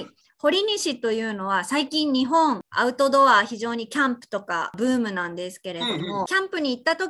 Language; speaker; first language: Japanese; native; Japanese